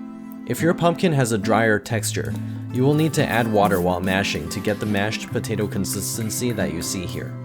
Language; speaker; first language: English; native; English